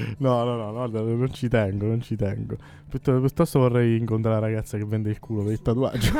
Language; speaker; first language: Italian; native; Italian